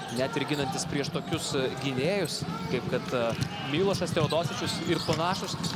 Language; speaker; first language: Lithuanian; native; Lithuanian